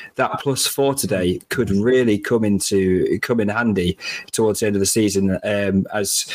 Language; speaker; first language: English; native; English